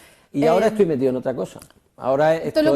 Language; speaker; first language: Spanish; native; Spanish